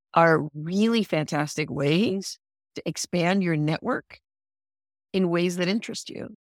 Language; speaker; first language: English; non-native, fluent; Spanish